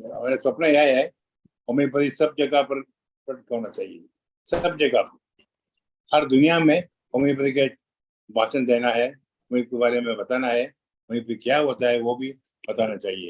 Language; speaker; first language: Hindi; non-native, local second language; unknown